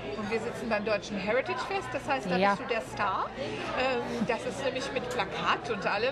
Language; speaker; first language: German; native; German